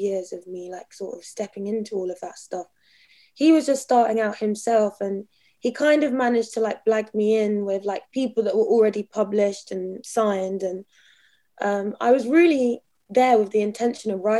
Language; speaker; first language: English; native; English